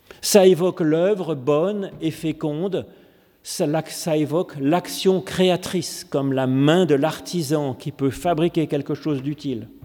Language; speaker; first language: French; native; French